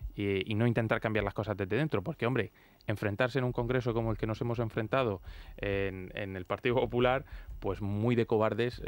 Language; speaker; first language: Spanish; native; Spanish